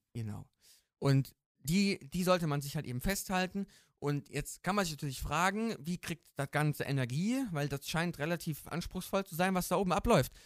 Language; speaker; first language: German; native; German